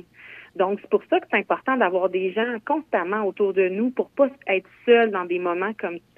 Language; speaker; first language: French; native; French